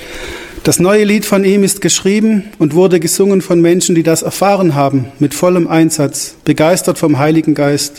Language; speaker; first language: German; native; German